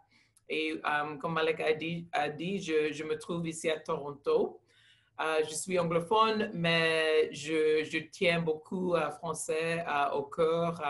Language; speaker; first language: French; non-native, local second language; English